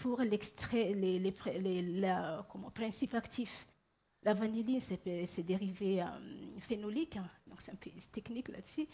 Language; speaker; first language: French; non-native, local second language; Malagasy